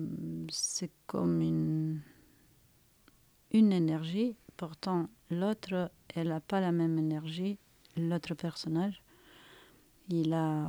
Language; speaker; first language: French; non-native, fluent; Romanian